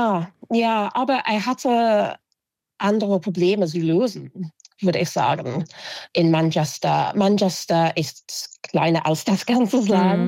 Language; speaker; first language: German; non-native, fluent; English